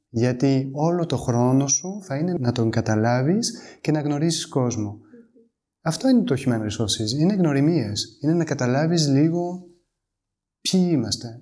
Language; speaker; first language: Greek; non-native, fluent; French